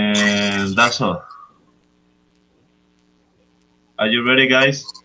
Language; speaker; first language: English; non-native, fluent; Spanish